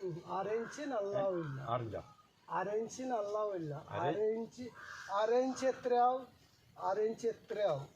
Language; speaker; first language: Malayalam; non-native, learner; Bangla